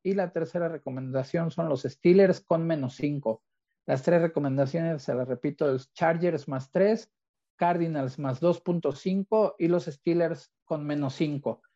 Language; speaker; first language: Spanish; native; Spanish